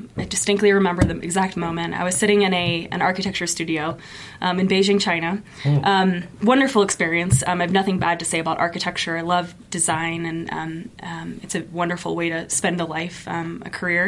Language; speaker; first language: English; native; English